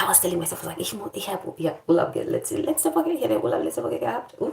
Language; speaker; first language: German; non-native, learner; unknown